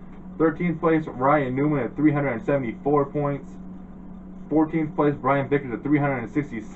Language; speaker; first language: English; native; English